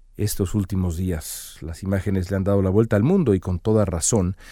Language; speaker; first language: Spanish; native; Spanish